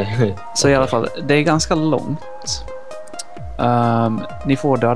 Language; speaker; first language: Swedish; native; Swedish